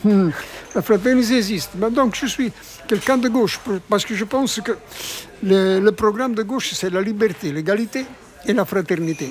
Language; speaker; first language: French; non-native, fluent; Italian